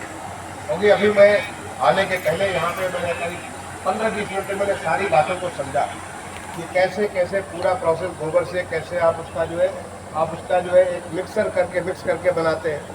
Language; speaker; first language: Hindi; native; Hindi